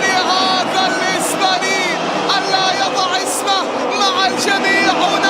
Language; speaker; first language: Arabic; native; Arabic